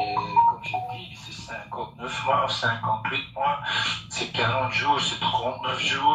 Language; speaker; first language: French; non-native, local second language; Dutch